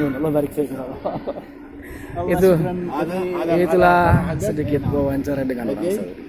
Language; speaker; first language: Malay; non-native, local second language; Sundanese